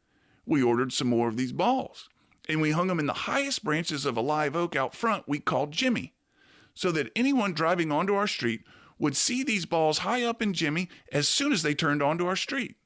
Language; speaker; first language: English; native; English